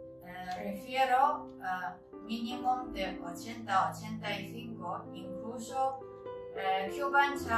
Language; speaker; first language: Spanish; non-native, learner; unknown